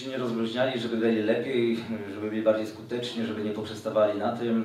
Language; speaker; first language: Polish; native; Polish